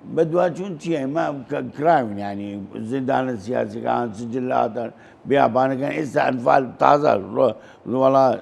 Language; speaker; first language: Central Kurdish; non-native, local second language; Southern Kurdish